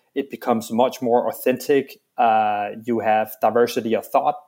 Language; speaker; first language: English; non-native, fluent; Danish